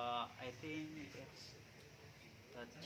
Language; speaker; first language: English; non-native, learner; Indonesian